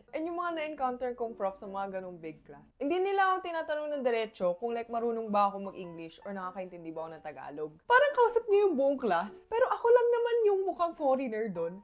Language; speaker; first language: Filipino; early bilingual, other home language; Korean